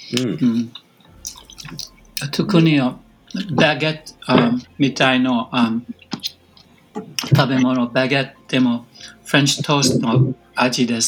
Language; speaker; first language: Japanese; non-native, learner; English